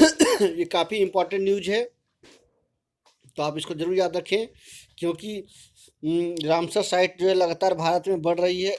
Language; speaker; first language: Hindi; native; Hindi